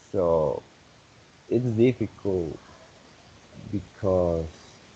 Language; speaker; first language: English; non-native, fluent; Spanish